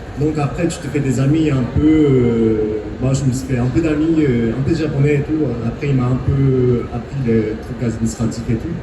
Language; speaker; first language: French; non-native, fluent; Japanese